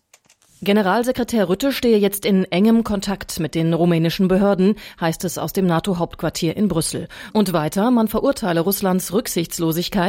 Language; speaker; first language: German; native; German